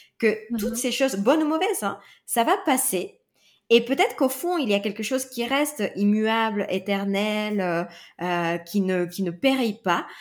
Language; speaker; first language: French; non-native, fluent; Spanish